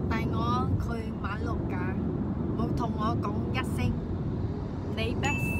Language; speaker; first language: Cantonese; non-native, learner; Chinese